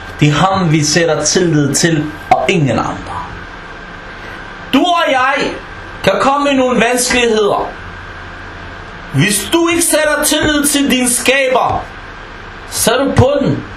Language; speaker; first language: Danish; non-native, fluent; Arabic